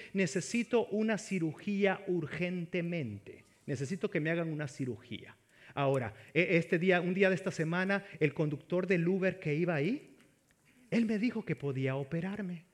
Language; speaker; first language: Spanish; native; Spanish